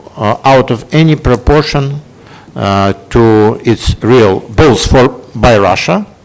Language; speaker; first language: English; non-native, fluent; Russian